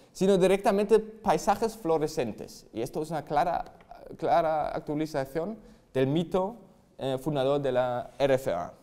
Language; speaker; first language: Spanish; non-native, fluent; German